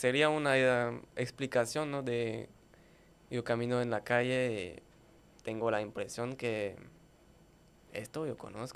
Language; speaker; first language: Spanish; non-native, learner; French